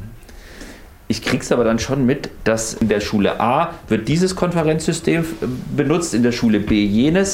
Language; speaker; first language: German; native; German